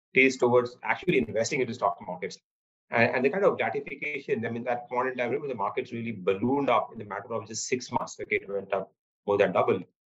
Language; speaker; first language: English; non-native, local second language; Marathi